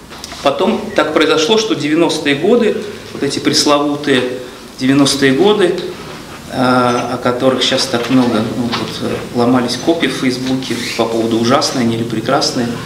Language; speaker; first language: Russian; native; Russian